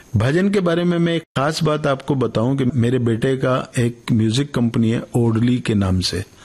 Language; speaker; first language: Hindi; native; Hindi